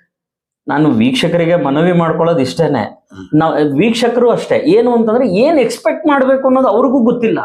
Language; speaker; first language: Kannada; native; Kannada